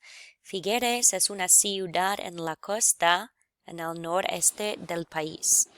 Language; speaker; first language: Spanish; non-native, fluent; English